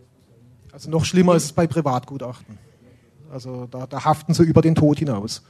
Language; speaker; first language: German; native; German